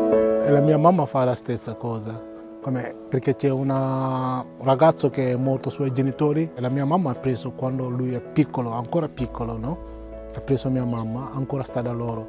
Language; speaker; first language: Italian; non-native, learner; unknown